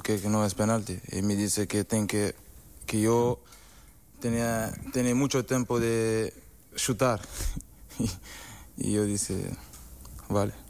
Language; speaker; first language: Spanish; non-native, learner; Portuguese